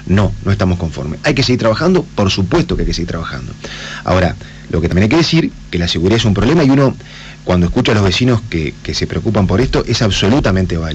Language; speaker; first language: Spanish; native; Spanish